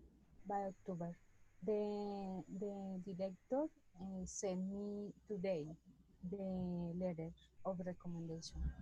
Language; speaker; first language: English; non-native, learner; Spanish